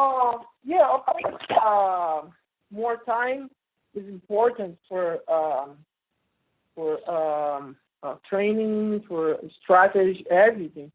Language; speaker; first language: English; non-native, learner; Portuguese